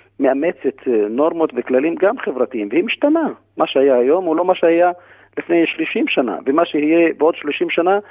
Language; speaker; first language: Hebrew; non-native, local second language; Arabic